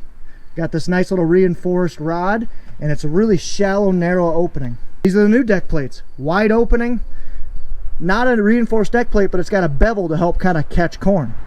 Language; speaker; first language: English; native; English